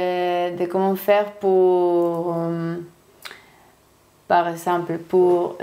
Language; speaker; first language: French; non-native, learner; Spanish